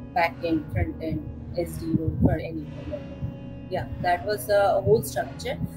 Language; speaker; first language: English; non-native, local second language; Bangla